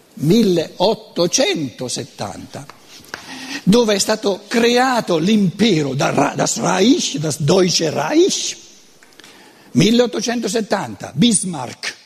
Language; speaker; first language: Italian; non-native, local second language; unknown